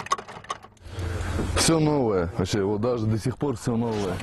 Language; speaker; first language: Russian; native; Russian